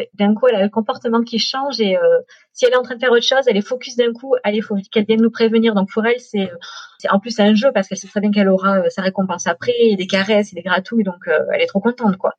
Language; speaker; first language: French; native; French